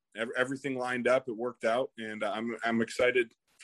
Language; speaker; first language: English; native; English